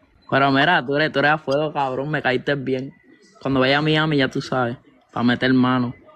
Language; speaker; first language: Spanish; native; Spanish